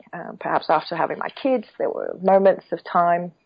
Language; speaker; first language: English; non-native, local second language; Cantonese